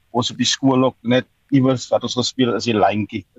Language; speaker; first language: Afrikaans; native; Afrikaans